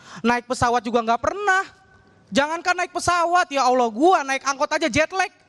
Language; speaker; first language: Indonesian; native; Indonesian